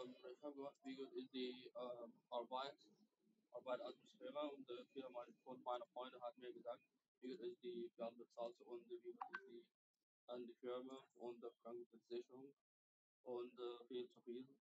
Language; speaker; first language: German; non-native, learner; Arabic